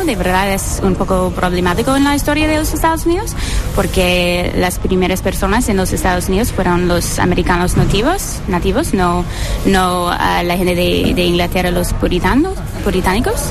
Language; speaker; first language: Spanish; non-native, fluent; English